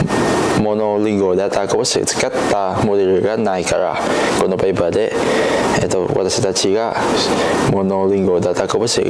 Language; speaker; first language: Japanese; non-native, learner; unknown